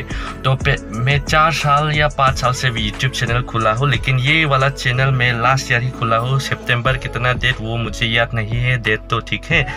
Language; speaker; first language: Hindi; non-native, learner; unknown